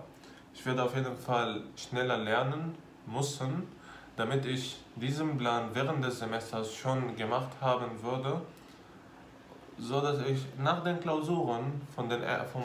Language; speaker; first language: German; non-native, fluent; Arabic